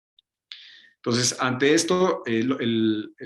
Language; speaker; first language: Spanish; native; Spanish